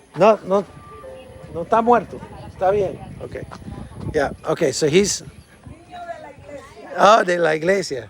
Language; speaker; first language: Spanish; non-native, learner; English